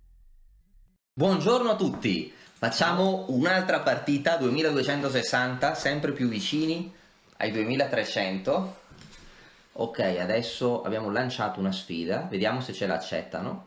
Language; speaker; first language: Italian; native; Italian